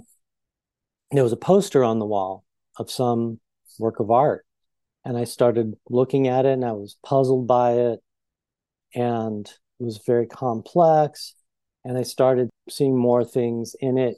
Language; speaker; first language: English; native; English